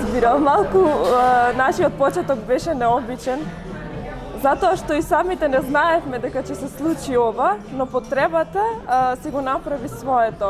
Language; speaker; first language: Macedonian; non-native, local second language; Albanian